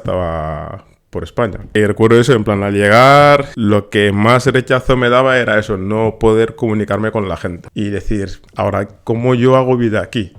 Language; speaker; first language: Spanish; non-native, fluent; Wolof